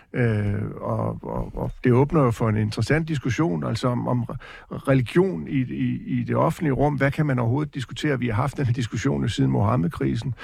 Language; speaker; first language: Danish; native; Danish